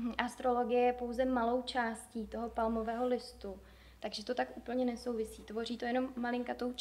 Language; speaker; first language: Czech; native; Czech